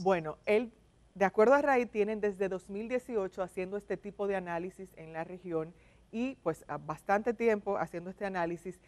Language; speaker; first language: Spanish; native; Spanish